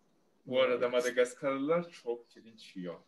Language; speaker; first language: Turkish; non-native, fluent; Malagasy